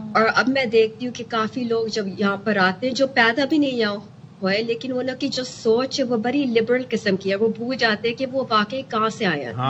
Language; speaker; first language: Urdu; early bilingual, heritage; Urdu